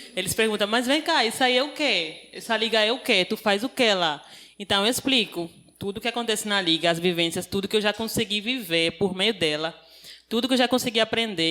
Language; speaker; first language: Portuguese; non-native, fluent; Spanish